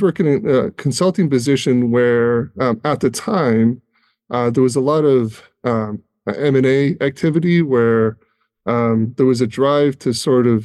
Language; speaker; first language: English; native; English